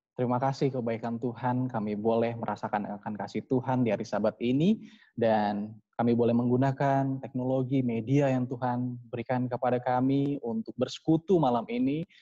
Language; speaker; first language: Indonesian; native; Indonesian